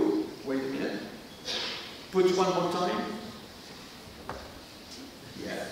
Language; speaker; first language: English; non-native, learner; French